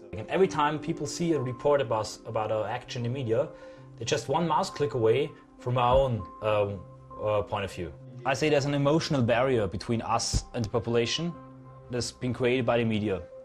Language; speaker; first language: English; non-native, fluent; German